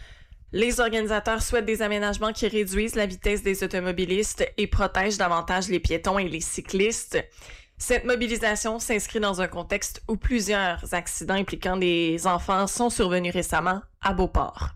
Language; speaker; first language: French; native; French